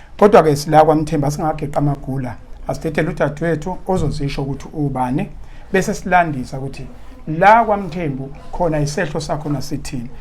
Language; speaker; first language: Zulu; native; Zulu